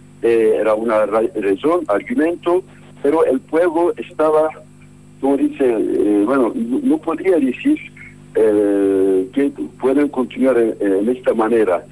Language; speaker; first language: Spanish; non-native, fluent; Kurdish